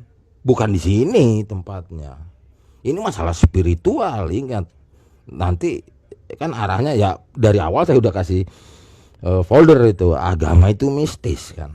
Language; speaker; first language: Indonesian; native; Indonesian